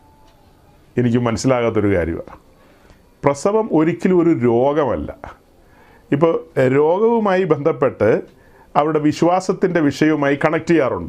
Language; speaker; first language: Malayalam; native; Malayalam